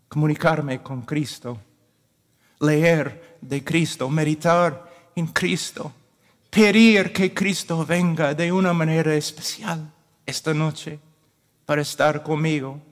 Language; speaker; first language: Spanish; non-native, fluent; English